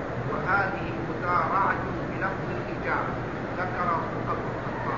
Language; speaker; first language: Arabic; native; Arabic